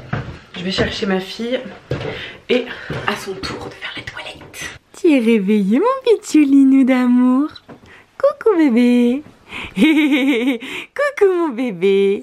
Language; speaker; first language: French; native; French